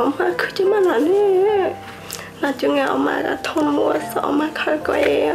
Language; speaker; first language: Korean; non-native, learner; Khmer